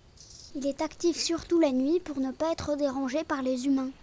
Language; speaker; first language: French; native; French